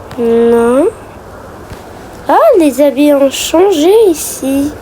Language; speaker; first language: French; native; French